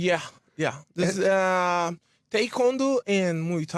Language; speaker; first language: English; non-native, learner; Portuguese